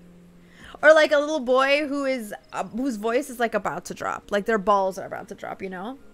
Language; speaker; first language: English; native; English